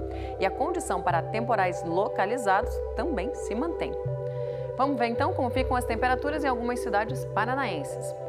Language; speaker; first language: Portuguese; native; Portuguese